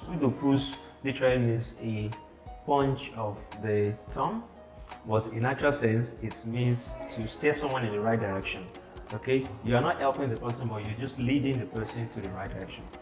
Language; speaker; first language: English; non-native, local second language; Yoruba